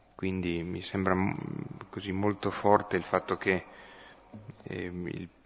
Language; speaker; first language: Italian; non-native, local second language; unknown